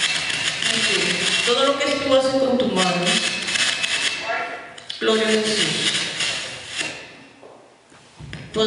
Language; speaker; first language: Spanish; native; Spanish